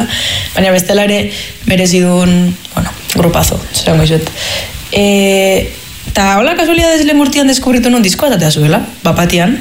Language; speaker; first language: Basque; native; Basque